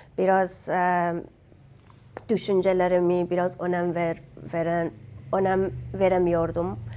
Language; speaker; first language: Turkish; non-native, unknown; Kurdish